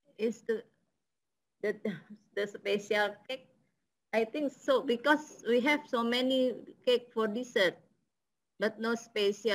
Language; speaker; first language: English; non-native, learner; Indonesian